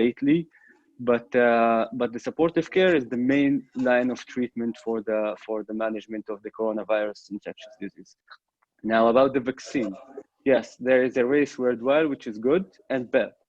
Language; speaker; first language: English; non-native, fluent; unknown